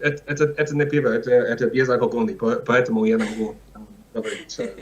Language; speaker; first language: Russian; non-native, learner; English